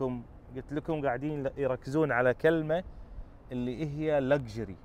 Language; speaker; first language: Arabic; native; Arabic